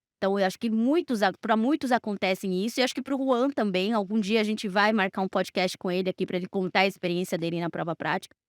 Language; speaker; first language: Portuguese; non-native, fluent; Spanish